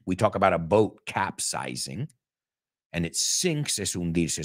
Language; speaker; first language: English; native; English